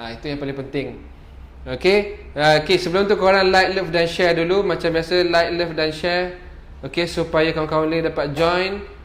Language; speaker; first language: Malay; native; Malay